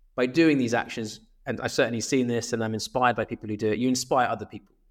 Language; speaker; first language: English; native; English